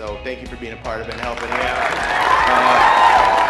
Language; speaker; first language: English; native; English